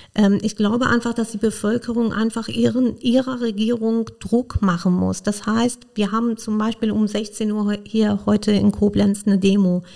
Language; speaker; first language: German; non-native, fluent; Persian